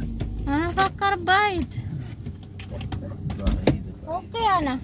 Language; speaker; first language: Arabic; non-native, learner; Oromo